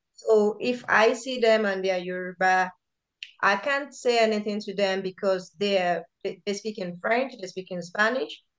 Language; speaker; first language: English; non-native, local second language; Yoruba